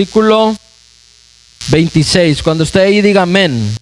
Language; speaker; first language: Spanish; native; Spanish